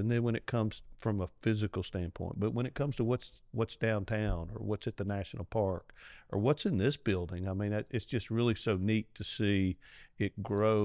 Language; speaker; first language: English; native; English